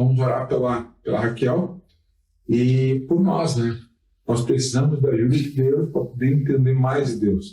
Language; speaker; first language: Portuguese; native; Portuguese